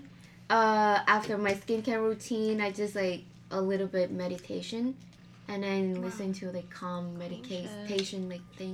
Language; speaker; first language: English; non-native, fluent; Vietnamese